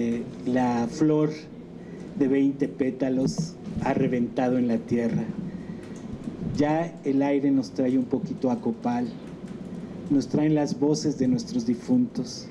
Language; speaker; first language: Spanish; native; Spanish